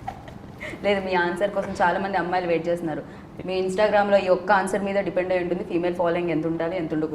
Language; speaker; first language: Telugu; native; Telugu